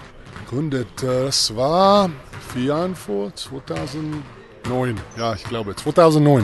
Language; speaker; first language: German; non-native, learner; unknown